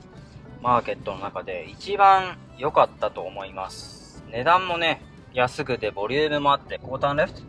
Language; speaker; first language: Japanese; native; Japanese